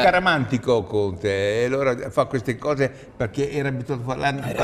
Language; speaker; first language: Italian; native; Italian